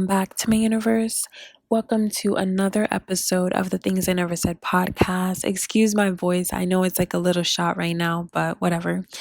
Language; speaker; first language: English; early bilingual, other home language; Spanish